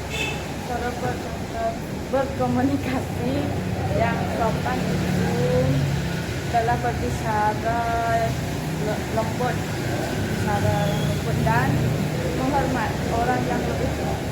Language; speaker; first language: Indonesian; non-native, local second language; Malay